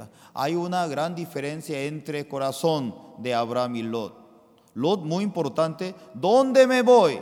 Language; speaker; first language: Spanish; non-native, fluent; Korean